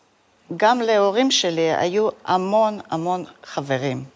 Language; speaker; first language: Hebrew; non-native, fluent; Russian